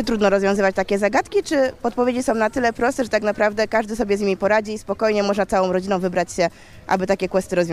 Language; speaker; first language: Polish; native; Polish